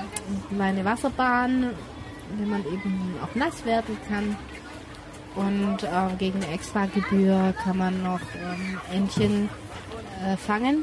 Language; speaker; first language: German; native; German